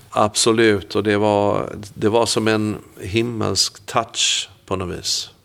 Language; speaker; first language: Swedish; native; Swedish